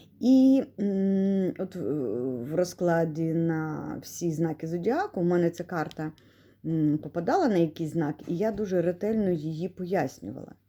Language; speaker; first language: Ukrainian; non-native, local second language; Russian